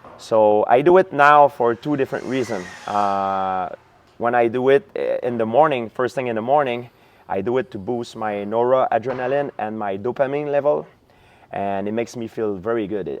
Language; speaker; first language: English; non-native, fluent; French